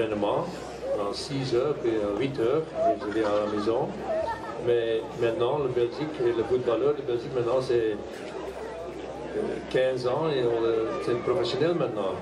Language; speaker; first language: French; non-native, learner; Dutch